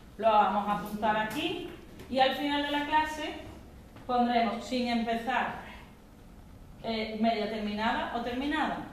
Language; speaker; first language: Spanish; native; Spanish